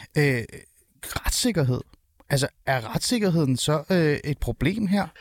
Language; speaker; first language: Danish; early bilingual, other home language; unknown